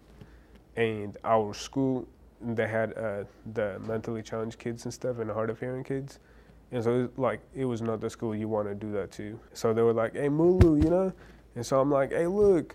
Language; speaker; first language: English; early bilingual, other home language; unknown